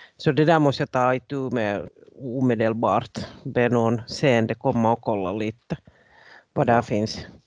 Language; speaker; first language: Swedish; native; Swedish